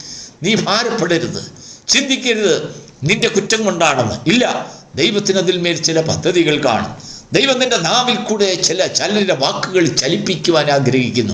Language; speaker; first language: Malayalam; native; Malayalam